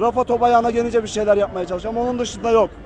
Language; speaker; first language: Turkish; native; Turkish